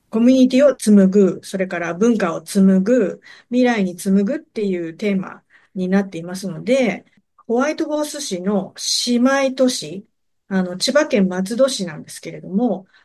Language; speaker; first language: Japanese; native; Japanese